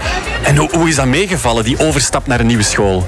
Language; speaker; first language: Dutch; native; Dutch